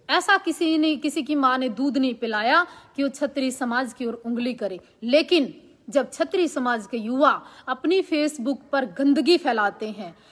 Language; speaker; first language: Hindi; native; Hindi